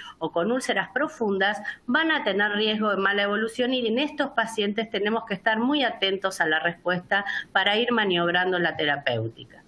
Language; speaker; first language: Spanish; native; Spanish